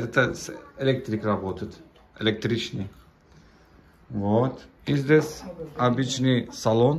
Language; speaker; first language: Russian; non-native, learner; Turkish